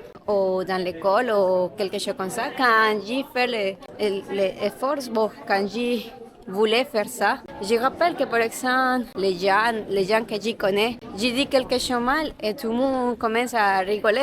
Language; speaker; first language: French; non-native, learner; Spanish